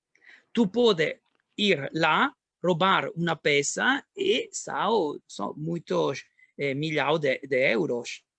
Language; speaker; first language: Portuguese; non-native, learner; Italian